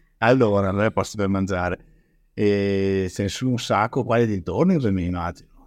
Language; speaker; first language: Italian; native; Italian